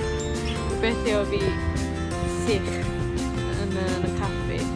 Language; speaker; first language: Welsh; non-native, learner; Malay